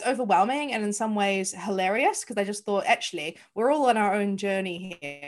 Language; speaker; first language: English; native; English